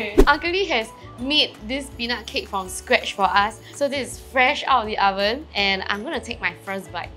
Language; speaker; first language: English; native; English